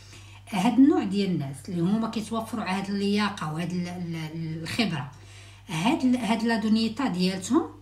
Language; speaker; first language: Arabic; native; Arabic